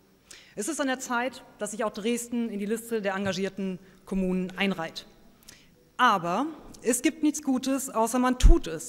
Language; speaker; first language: German; native; German